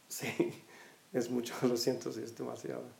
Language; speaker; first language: Spanish; non-native, fluent; English